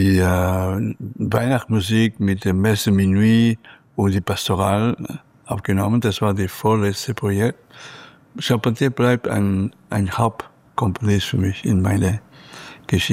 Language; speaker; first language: German; non-native, fluent; Catalan